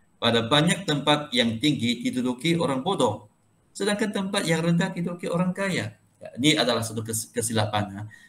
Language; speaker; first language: Malay; non-native, local second language; Chinese